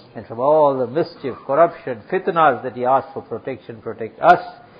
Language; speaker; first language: English; native; English